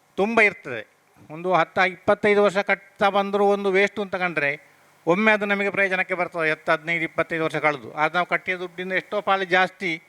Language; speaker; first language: Kannada; native; Kannada